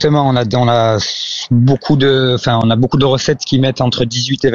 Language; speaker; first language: French; native; French